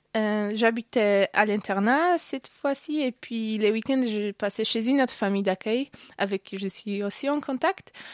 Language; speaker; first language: French; non-native, fluent; Polish